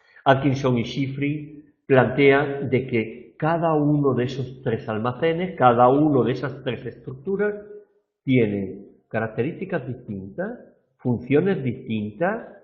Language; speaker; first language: Spanish; native; Spanish